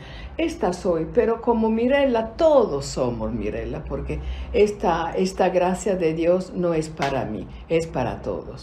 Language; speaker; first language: Spanish; non-native, fluent; Italian